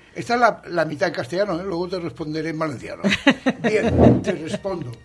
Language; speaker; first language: Spanish; non-native, local second language; Catalan